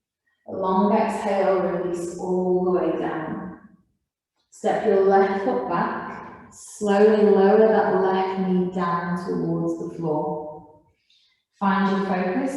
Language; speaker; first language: English; native; English